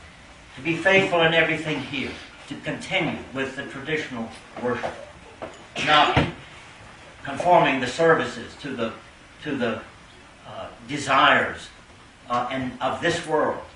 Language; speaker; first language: English; native; English